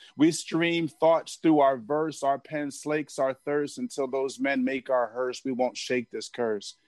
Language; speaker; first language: English; native; English